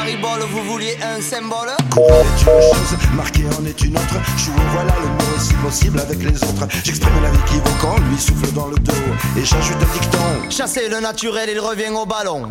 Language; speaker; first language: French; native; French